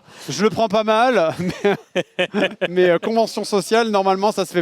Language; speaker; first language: French; native; French